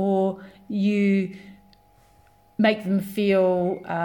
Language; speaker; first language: English; native; English